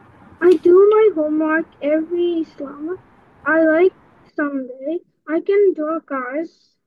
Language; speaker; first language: English; non-native, learner; Bangla